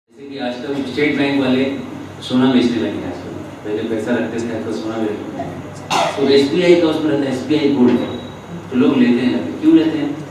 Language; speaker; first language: Hindi; native; Hindi